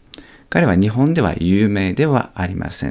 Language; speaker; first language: Japanese; non-native, fluent; French